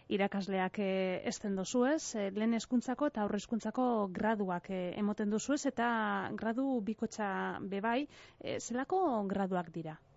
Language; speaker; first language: Basque; native; Basque